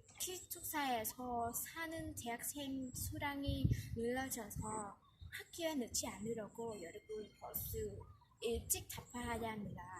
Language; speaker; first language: Korean; non-native, learner; Vietnamese